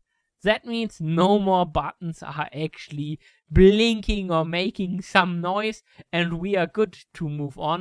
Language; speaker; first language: English; non-native, fluent; German